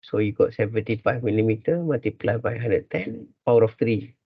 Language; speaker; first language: English; non-native, local second language; Malay